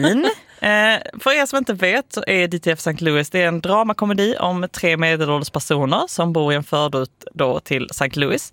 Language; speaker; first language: Swedish; native; Swedish